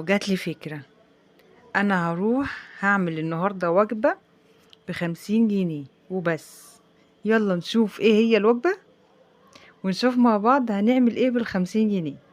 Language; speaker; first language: Arabic; native; Arabic